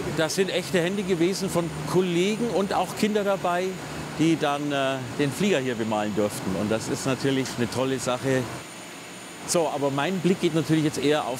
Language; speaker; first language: German; native; German